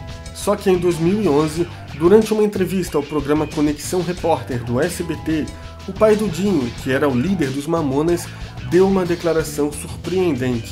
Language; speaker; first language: Portuguese; native; Portuguese